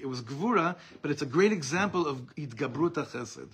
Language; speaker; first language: English; native; English